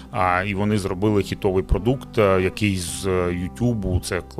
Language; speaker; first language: Ukrainian; non-native, local second language; Russian